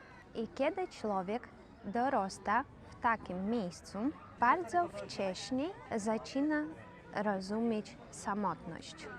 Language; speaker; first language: Polish; non-native, fluent; Russian